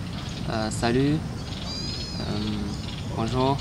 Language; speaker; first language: French; non-native, local second language; Fula